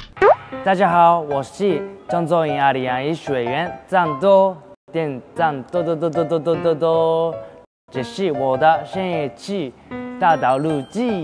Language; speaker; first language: Chinese; non-native, learner; Japanese